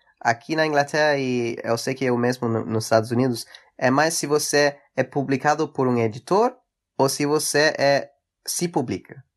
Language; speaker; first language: Portuguese; early bilingual, heritage; English